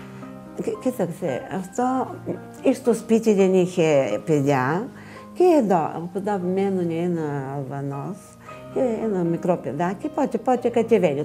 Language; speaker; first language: Greek; non-native, learner; Bulgarian